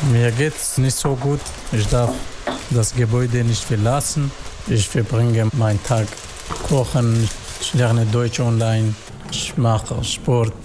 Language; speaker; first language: German; non-native, learner; Kurdish